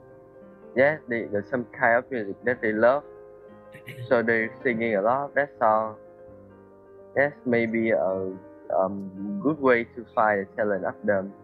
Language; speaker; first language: English; non-native, learner; Vietnamese